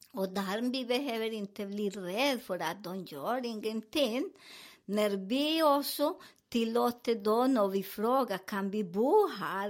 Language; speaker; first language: Swedish; non-native, learner; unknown